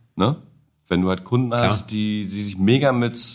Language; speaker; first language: German; native; German